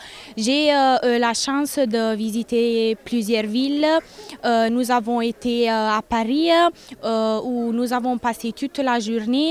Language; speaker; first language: French; non-native, learner; Italian